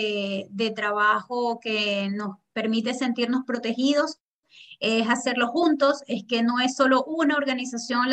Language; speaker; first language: Spanish; native; Spanish